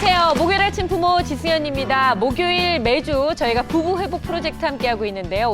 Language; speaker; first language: Korean; native; Korean